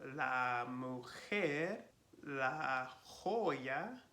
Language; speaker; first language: Spanish; non-native, learner; English